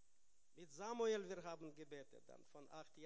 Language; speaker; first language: German; non-native, learner; Russian